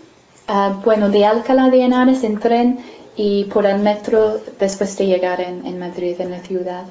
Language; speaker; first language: Spanish; non-native, fluent; English